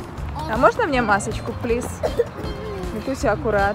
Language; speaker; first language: Russian; native; Russian